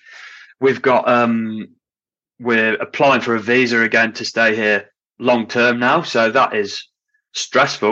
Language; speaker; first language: English; native; English